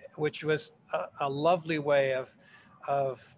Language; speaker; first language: English; native; English